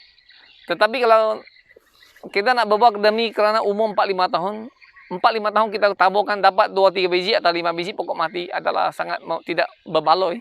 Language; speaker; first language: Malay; non-native, local second language; Chinese